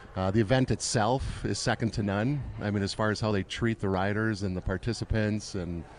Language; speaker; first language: English; native; English